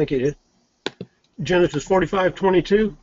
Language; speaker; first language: English; native; English